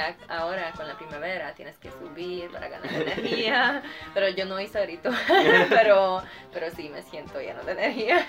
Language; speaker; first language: Spanish; non-native, fluent; Hungarian